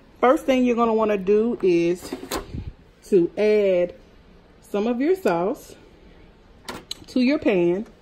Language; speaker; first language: English; native; English